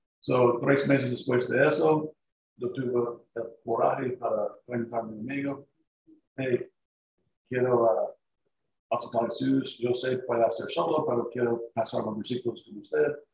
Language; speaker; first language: Spanish; non-native, learner; English